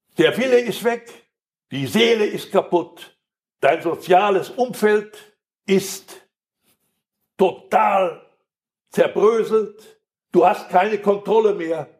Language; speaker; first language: German; native; German